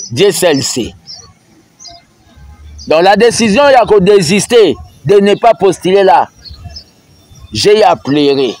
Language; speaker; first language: French; non-native, local second language; Lingala